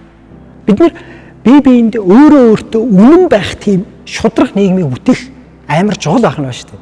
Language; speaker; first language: Mongolian; native; Mongolian